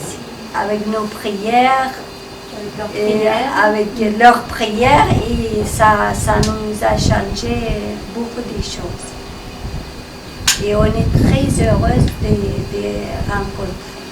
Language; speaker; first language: French; non-native, fluent; Armenian